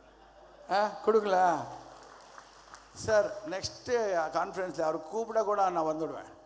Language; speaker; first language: Tamil; non-native, learner; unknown